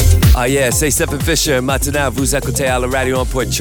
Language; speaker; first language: French; non-native, learner; English